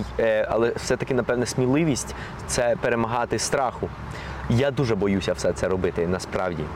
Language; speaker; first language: Ukrainian; non-native, fluent; Spanish